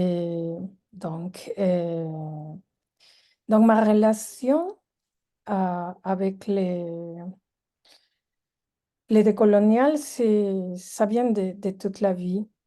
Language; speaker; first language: French; non-native, fluent; Spanish